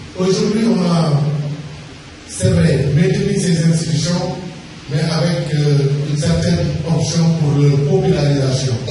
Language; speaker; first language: French; non-native, local second language; Wolof